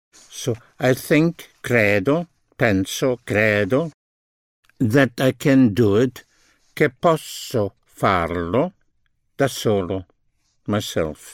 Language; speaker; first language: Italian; non-native, fluent; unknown